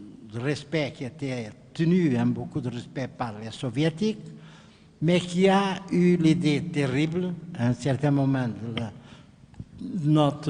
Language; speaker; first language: French; non-native, fluent; Portuguese